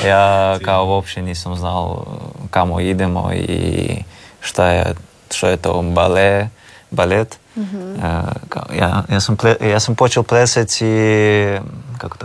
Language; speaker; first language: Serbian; non-native, learner; Russian